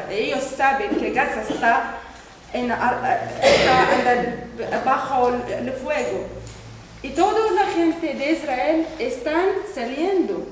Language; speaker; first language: Spanish; non-native, learner; Arabic